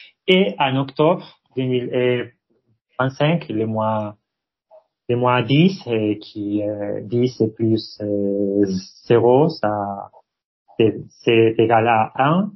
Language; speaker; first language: French; non-native, fluent; Spanish